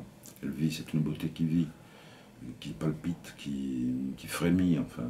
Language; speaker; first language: French; native; French